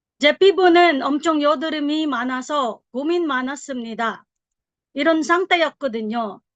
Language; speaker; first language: Korean; non-native, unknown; Filipino